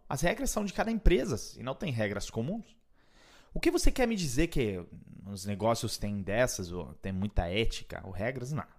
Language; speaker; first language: Portuguese; non-native, fluent; Italian